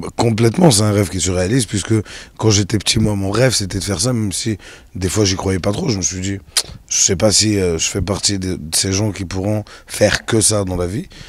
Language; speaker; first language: French; non-native, local second language; Arabic